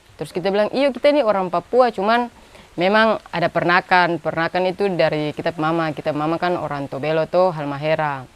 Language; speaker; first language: Indonesian; native; Indonesian